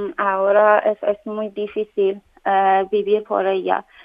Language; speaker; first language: Spanish; non-native, learner; Persian